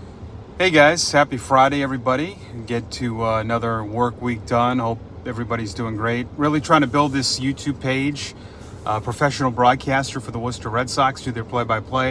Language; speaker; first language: English; native; English